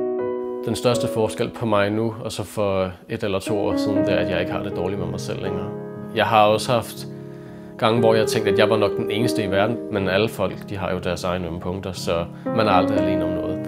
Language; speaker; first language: Danish; native; Danish